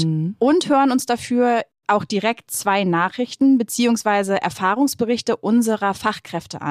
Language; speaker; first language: German; native; German